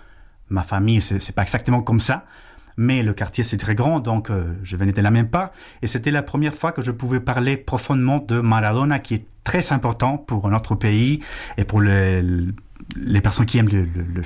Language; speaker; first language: French; non-native, fluent; Spanish